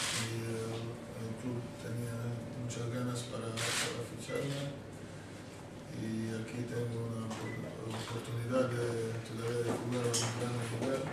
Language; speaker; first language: Spanish; non-native, fluent; Croatian